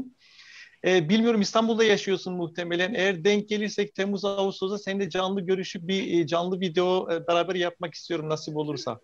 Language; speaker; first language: Turkish; native; Turkish